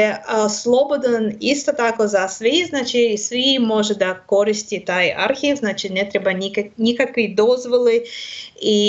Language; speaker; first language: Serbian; non-native, learner; Russian